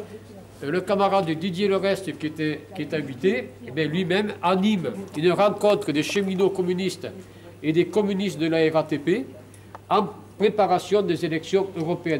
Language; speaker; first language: French; native; French